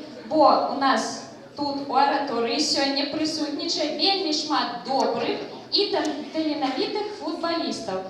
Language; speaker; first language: Belarusian; non-native, local second language; Russian